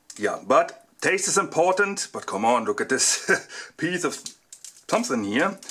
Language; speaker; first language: English; non-native, fluent; German